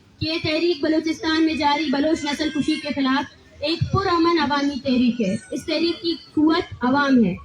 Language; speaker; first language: Urdu; non-native, local second language; Baluchi